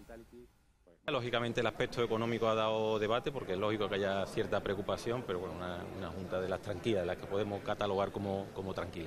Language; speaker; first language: Spanish; native; Spanish